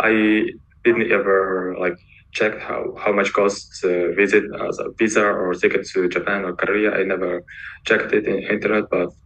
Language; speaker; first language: English; non-native, learner; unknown